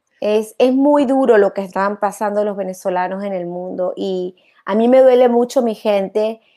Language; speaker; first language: Spanish; native; Spanish